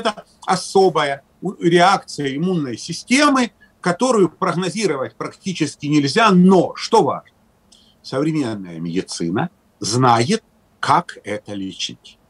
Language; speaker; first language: Russian; native; Russian